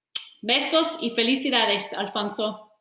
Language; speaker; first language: Spanish; non-native, fluent; English